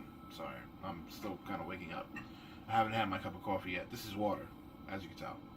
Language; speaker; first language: English; native; English